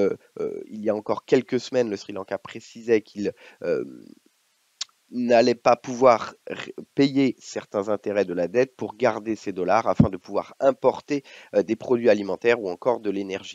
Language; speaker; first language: French; native; French